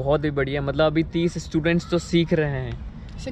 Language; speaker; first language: Hindi; native; Hindi